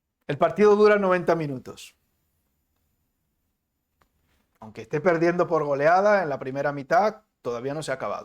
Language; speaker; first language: Spanish; native; Spanish